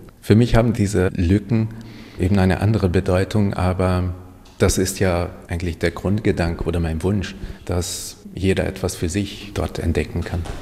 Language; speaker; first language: German; non-native, fluent; Hungarian